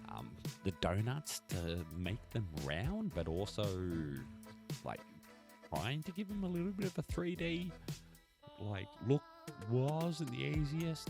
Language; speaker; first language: English; native; English